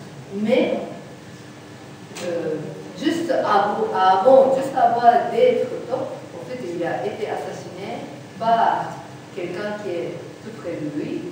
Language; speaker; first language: French; non-native, learner; Japanese